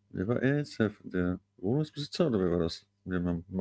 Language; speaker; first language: German; native; German